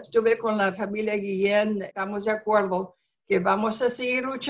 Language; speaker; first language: Spanish; non-native, fluent; English